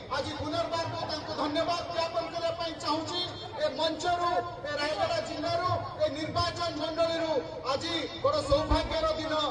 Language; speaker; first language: Odia; non-native, local second language; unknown